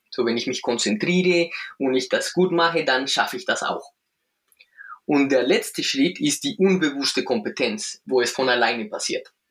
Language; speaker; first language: German; non-native, fluent; Spanish